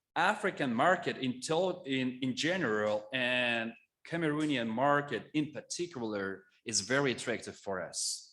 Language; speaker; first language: English; non-native, fluent; Russian